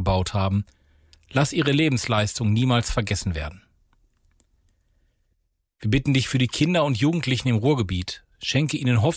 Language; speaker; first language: German; native; German